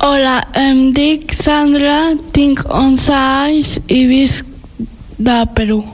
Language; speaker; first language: Catalan; non-native, learner; Spanish